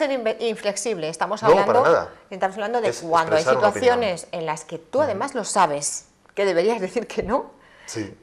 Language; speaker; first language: Spanish; native; Spanish